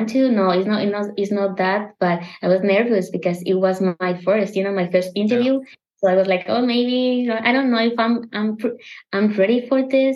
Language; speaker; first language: English; non-native, learner; Spanish